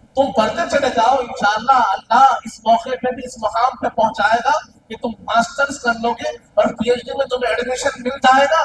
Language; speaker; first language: Urdu; native; Urdu